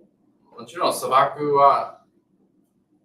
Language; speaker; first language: Japanese; non-native, learner; English